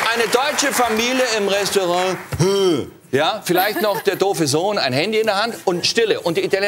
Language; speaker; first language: German; native; German